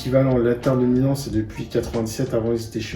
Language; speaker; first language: French; native; French